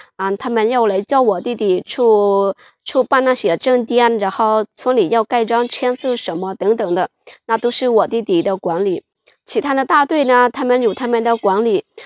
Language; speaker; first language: Chinese; non-native, fluent; Lao